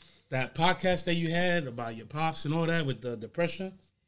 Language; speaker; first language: English; early bilingual, other home language; Spanish